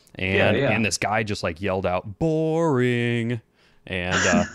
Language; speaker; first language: English; native; English